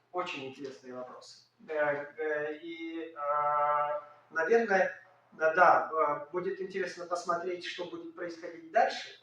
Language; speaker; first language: Russian; native; Russian